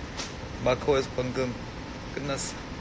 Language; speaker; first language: Korean; non-native, fluent; Chinese